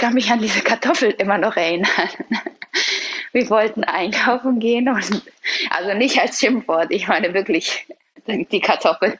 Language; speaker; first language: German; early bilingual, other home language; Persian